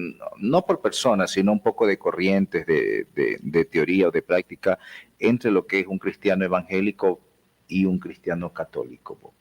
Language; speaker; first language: Spanish; native; Spanish